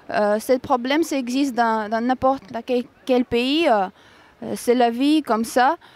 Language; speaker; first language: French; non-native, fluent; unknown